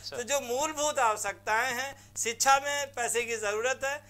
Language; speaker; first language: Hindi; native; Hindi